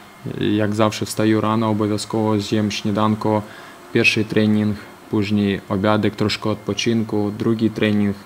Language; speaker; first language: Polish; non-native, fluent; Ukrainian